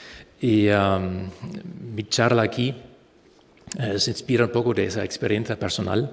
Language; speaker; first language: Spanish; non-native, fluent; German